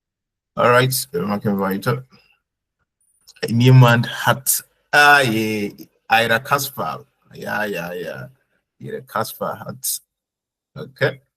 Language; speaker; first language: German; non-native, fluent; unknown